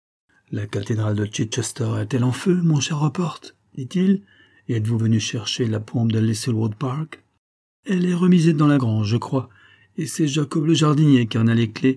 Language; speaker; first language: French; native; French